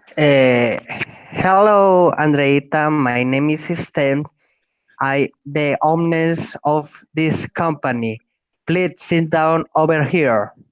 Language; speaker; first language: English; non-native, learner; Spanish